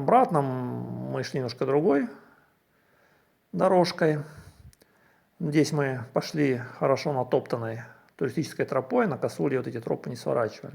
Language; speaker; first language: Russian; native; Russian